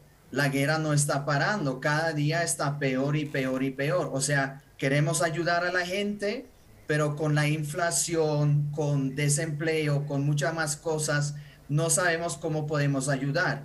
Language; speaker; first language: Spanish; non-native, fluent; Ukrainian